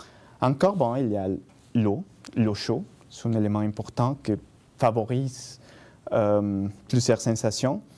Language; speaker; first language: French; non-native, fluent; Spanish